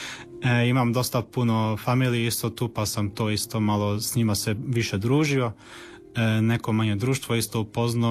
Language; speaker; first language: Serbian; early bilingual, heritage; Croatian